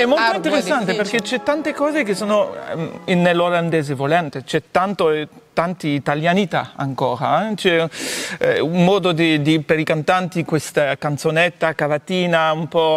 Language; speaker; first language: Italian; non-native, fluent; French